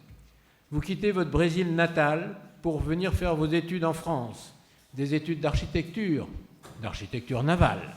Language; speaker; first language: French; native; French